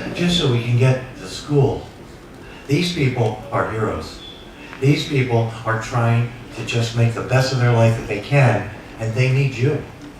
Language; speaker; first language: English; native; English